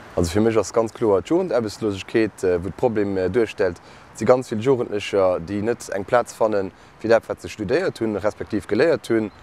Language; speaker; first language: Luxembourgish; native; Luxembourgish